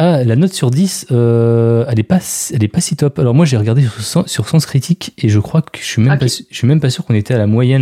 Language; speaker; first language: French; native; French